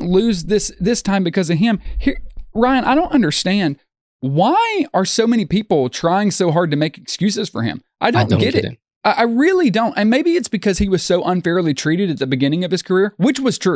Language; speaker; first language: English; native; English